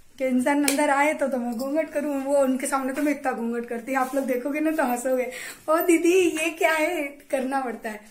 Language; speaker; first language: Hindi; native; Hindi